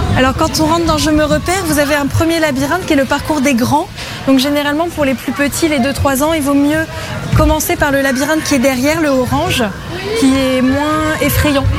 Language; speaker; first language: French; native; French